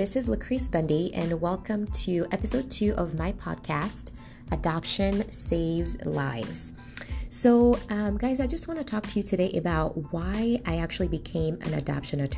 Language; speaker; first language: English; non-native, fluent; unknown